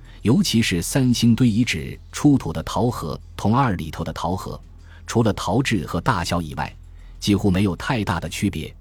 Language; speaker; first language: Chinese; native; Chinese